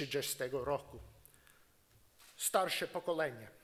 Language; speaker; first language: Polish; non-native, learner; English